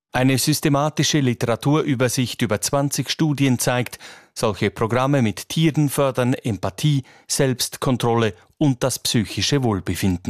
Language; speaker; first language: German; native; German